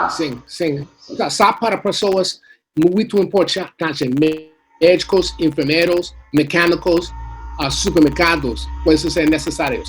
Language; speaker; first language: Portuguese; non-native, learner; English